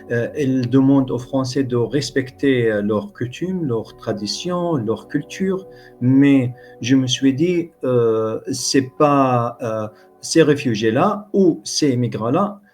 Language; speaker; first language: French; non-native, fluent; Arabic